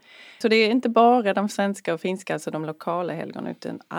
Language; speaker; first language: Swedish; non-native, fluent; English